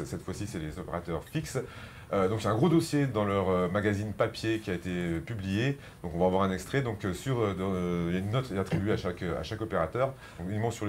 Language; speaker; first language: French; native; French